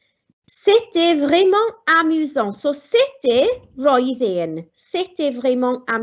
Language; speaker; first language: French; non-native, fluent; Welsh